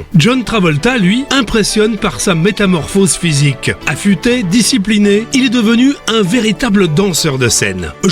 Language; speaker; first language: French; native; French